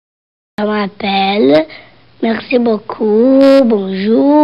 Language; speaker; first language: French; non-native, learner; Portuguese